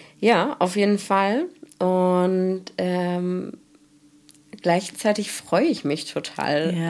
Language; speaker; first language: German; native; German